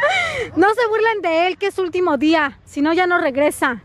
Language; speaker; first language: Spanish; native; Spanish